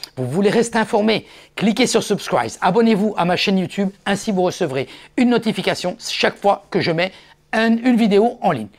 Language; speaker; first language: French; native; French